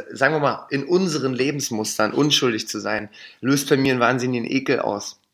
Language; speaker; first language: German; native; German